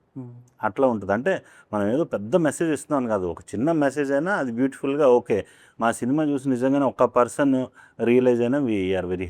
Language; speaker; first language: Telugu; native; Telugu